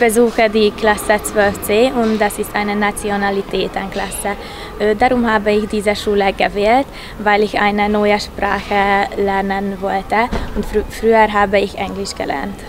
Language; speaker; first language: German; non-native, learner; Hungarian